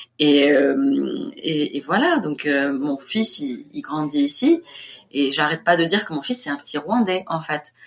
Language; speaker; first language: French; non-native, local second language; Arabic